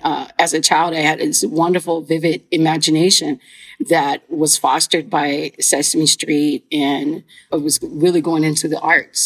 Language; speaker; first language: English; native; English